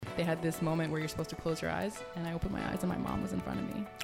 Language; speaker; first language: English; early bilingual, other home language; Hebrew